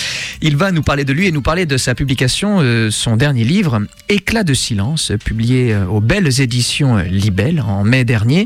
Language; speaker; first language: French; native; French